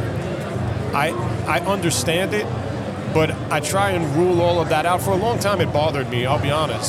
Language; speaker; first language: English; native; English